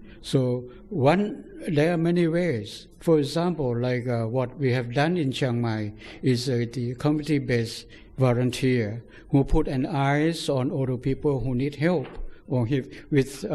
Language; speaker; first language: English; non-native, fluent; Thai